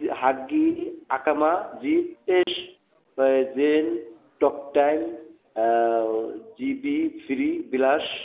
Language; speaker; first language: Arabic; non-native, learner; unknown